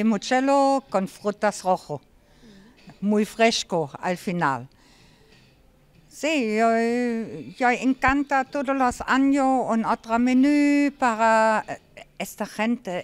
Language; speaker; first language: Spanish; non-native, learner; German